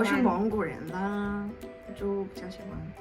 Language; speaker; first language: Chinese; non-native, fluent; Mongolian